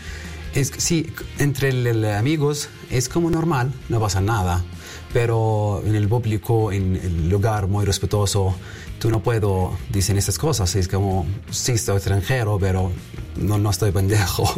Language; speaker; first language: Spanish; non-native, learner; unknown